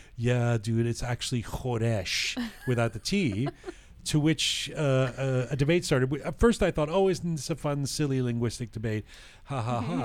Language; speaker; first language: English; native; English